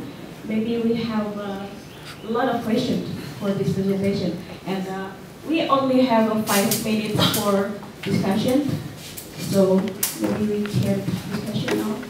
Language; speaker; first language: English; non-native, learner; Indonesian